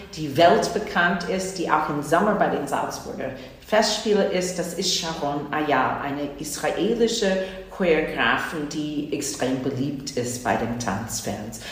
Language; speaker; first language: German; non-native, fluent; English